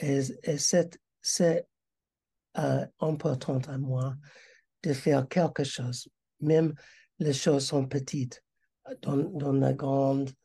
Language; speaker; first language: French; non-native, learner; English